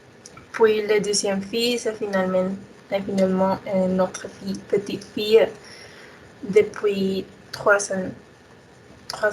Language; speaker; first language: French; non-native, learner; Spanish